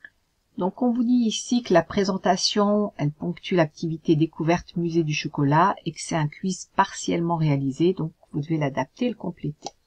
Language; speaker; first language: French; native; French